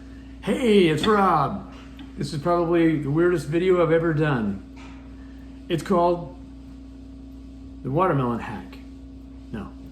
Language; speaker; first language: English; native; English